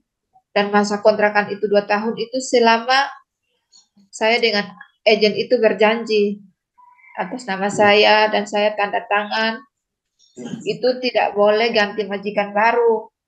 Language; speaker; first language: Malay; non-native, local second language; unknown